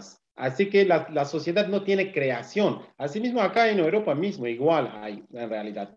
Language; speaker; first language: Spanish; non-native, learner; Kurdish